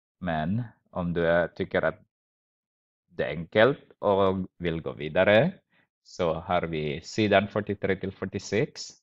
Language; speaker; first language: Swedish; non-native, fluent; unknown